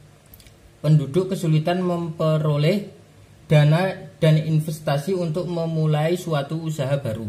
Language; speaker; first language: Indonesian; native; Indonesian